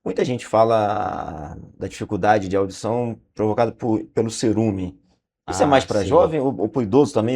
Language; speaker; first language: Portuguese; native; Portuguese